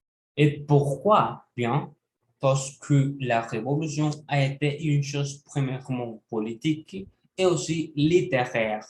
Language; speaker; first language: French; non-native, learner; Spanish